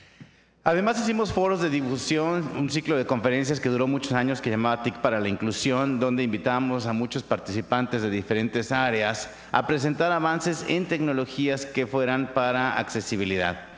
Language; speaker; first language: Spanish; native; Spanish